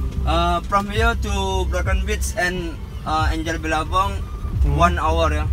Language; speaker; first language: English; non-native, learner; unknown